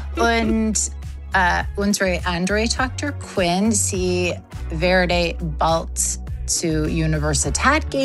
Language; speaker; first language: German; non-native, learner; English